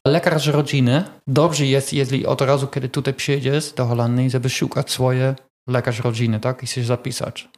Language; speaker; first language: Polish; non-native, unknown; Dutch